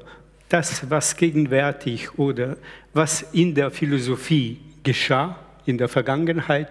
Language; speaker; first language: German; early bilingual, other home language; Slovenian